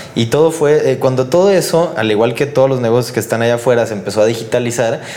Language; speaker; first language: Spanish; native; Spanish